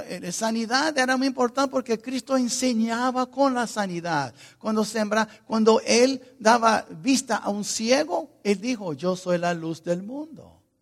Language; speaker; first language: Spanish; non-native, fluent; English